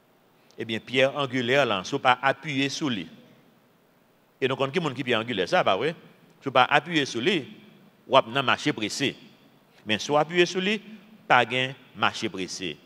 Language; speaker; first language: French; non-native, local second language; Haitian Creole